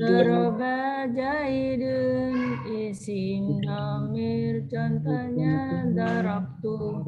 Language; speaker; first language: Arabic; non-native, learner; Indonesian